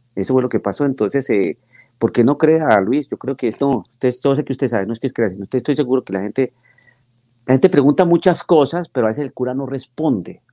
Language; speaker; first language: Spanish; native; Spanish